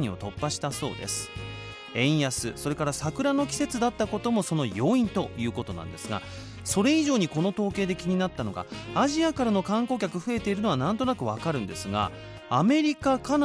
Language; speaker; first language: Japanese; native; Japanese